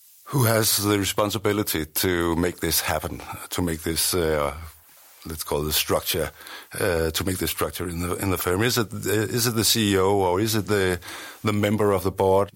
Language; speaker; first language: English; non-native, fluent; Danish